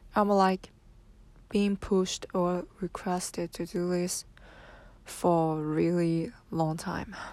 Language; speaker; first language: English; non-native, learner; Chinese